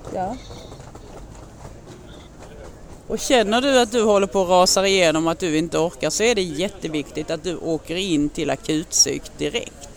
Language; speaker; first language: Swedish; native; Swedish